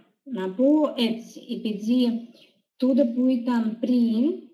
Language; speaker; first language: Greek; non-native, fluent; Russian